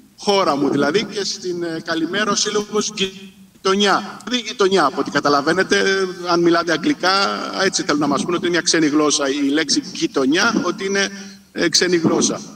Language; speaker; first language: Greek; native; Greek